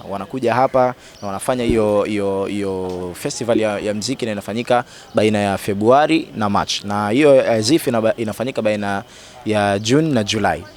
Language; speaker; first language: Swahili; native; Swahili